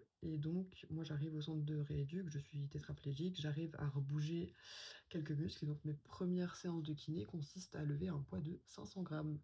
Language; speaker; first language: French; native; French